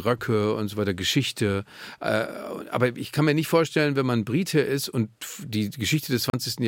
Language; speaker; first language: German; native; German